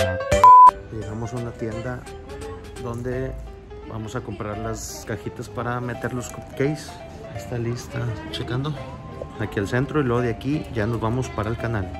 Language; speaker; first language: Spanish; native; Spanish